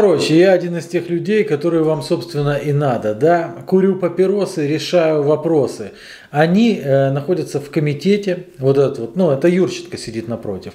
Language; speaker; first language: Russian; native; Russian